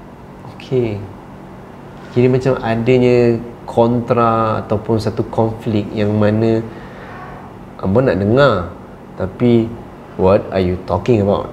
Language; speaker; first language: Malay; native; Malay